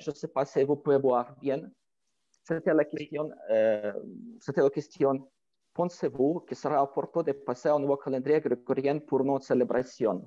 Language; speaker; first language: French; non-native, fluent; Ukrainian